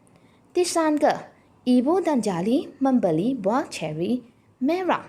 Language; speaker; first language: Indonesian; non-native, local second language; Chinese